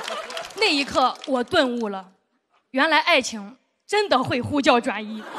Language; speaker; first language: Chinese; native; Chinese